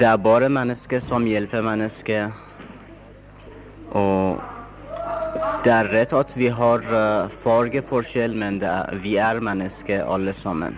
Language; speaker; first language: Norwegian; non-native, fluent; Persian